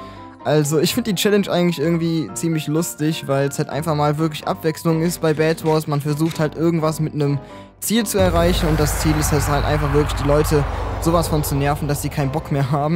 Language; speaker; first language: German; native; German